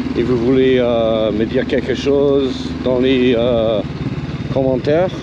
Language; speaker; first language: French; non-native, fluent; English